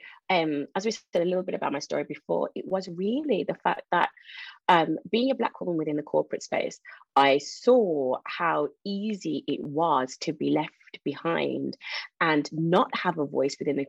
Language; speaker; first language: English; native; English